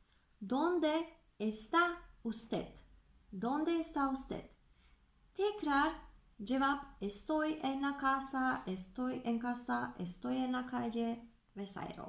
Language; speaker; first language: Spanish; non-native, fluent; Turkish